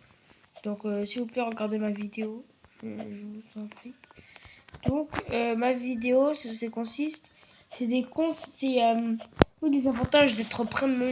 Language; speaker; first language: French; native; French